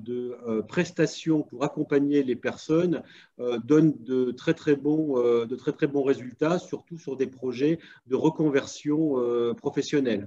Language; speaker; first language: French; native; French